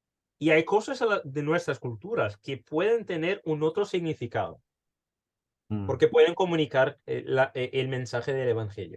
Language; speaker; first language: Spanish; early bilingual, heritage; Spanish